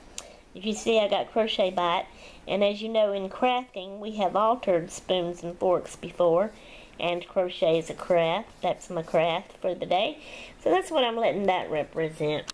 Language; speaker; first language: English; native; English